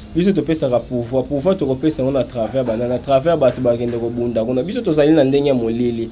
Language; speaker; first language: Lingala; non-native, local second language; Kongo